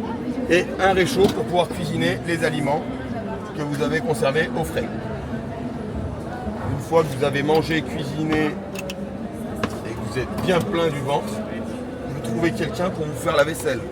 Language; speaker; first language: French; native; French